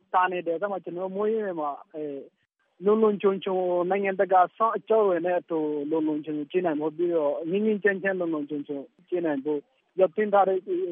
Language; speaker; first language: Burmese; non-native, local second language; Rohingya